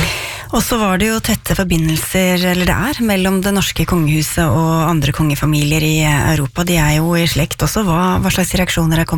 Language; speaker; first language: Norwegian; native; Norwegian